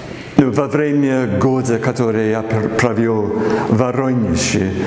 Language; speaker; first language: Russian; non-native, fluent; English